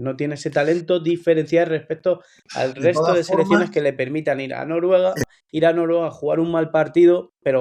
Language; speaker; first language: Spanish; native; Spanish